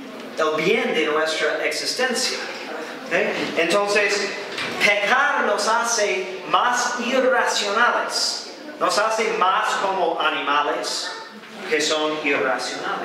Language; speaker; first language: Spanish; non-native, fluent; English